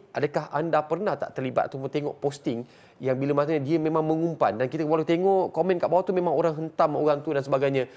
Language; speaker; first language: Malay; native; Malay